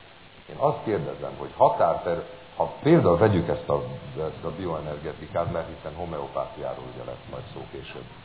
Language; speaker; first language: Hungarian; native; Hungarian